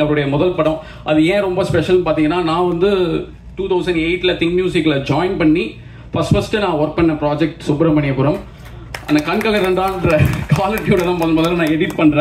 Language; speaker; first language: Tamil; native; Tamil